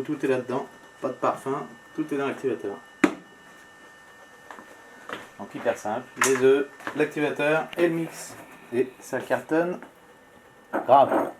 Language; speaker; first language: French; native; French